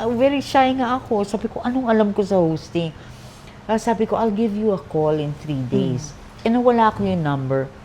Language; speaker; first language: Filipino; native; Filipino